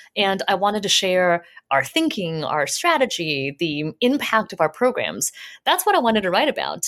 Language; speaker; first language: English; native; English